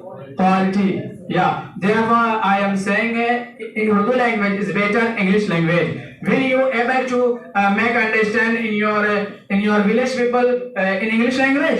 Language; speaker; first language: English; non-native, learner; Urdu